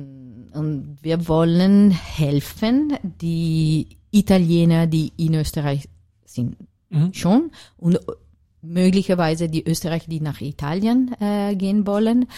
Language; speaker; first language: German; non-native, learner; Italian